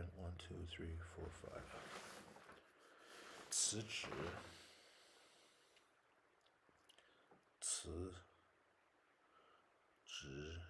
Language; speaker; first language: Chinese; non-native, learner; English